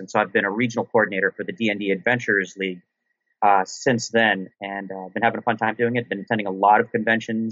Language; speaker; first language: English; non-native, local second language; Filipino